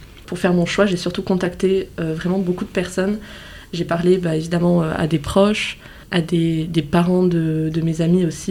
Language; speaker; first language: French; native; French